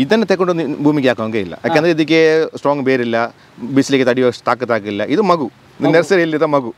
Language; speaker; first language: Kannada; non-native, local second language; Malayalam